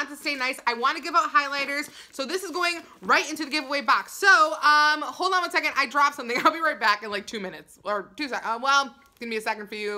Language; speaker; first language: English; native; English